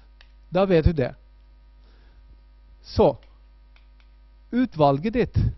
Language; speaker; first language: Norwegian; non-native, fluent; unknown